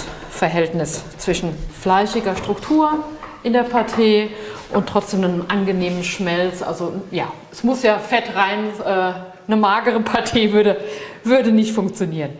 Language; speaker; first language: German; native; German